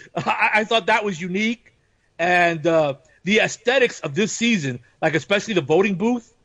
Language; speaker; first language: English; native; English